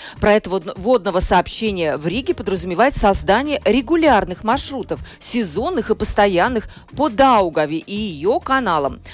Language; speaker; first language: Russian; native; Russian